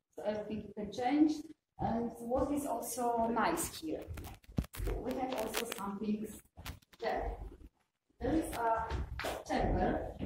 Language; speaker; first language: English; non-native, fluent; Polish